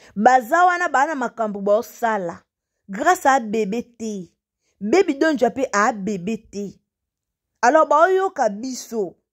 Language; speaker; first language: Lingala; native; Lingala